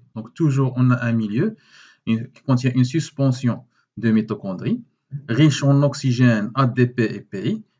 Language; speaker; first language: French; non-native, local second language; Arabic